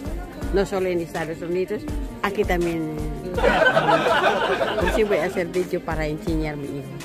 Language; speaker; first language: Spanish; non-native, learner; Filipino